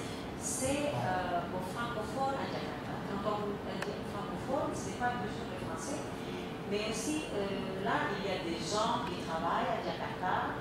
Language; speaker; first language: French; non-native, fluent; Indonesian